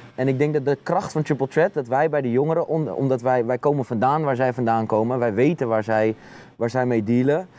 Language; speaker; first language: Dutch; native; Dutch